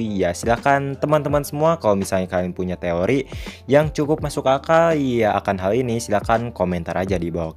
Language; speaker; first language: Indonesian; native; Indonesian